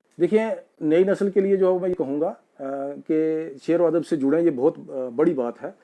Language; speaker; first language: Urdu; non-native, local second language; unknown